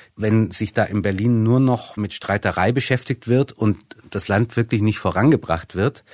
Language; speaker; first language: German; native; German